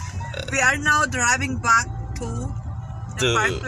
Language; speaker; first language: English; non-native, local second language; Filipino